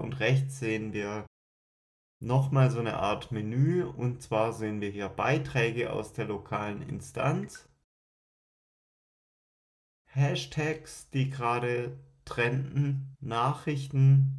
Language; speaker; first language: German; native; German